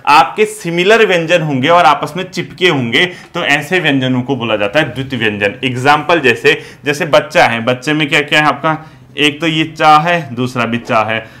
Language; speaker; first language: Hindi; native; Hindi